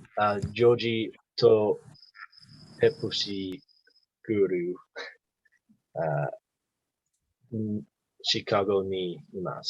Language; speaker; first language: Japanese; non-native, learner; English